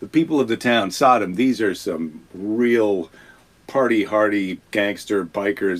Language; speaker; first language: English; native; English